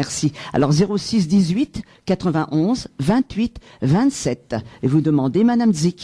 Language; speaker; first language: French; native; French